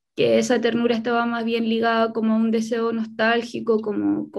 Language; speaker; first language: Spanish; native; Spanish